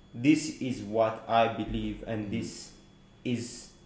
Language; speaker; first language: English; non-native, fluent; Morisyen